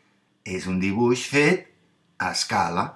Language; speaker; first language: Catalan; native; Catalan